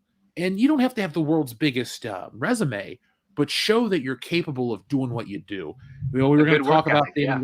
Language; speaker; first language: English; native; English